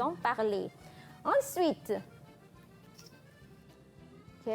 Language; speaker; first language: French; non-native, fluent; Malay